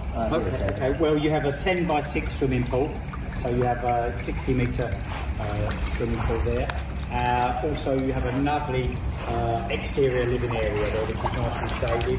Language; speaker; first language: English; native; English